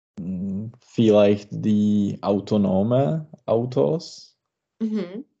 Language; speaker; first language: German; non-native, learner; Czech